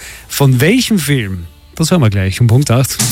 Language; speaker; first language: German; native; German